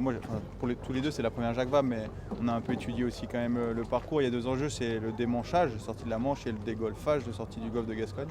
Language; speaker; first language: French; native; French